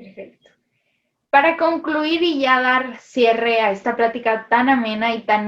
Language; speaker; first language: Spanish; native; Spanish